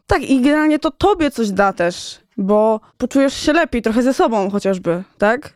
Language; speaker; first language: Polish; native; Polish